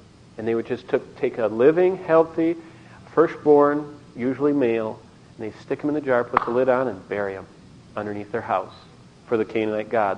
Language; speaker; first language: English; native; English